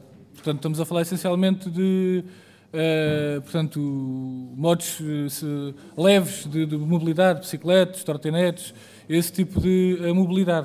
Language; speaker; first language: Portuguese; native; Portuguese